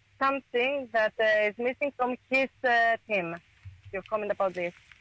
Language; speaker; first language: English; non-native, fluent; Greek